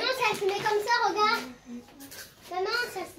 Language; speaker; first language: French; native; French